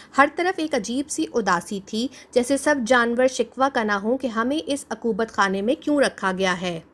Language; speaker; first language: Urdu; native; Urdu